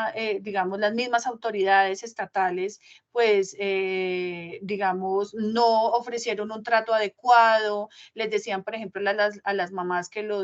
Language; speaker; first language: Spanish; native; Spanish